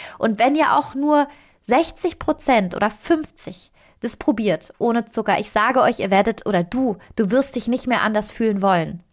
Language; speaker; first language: German; non-native, fluent; Italian